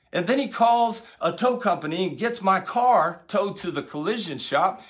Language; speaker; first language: English; native; English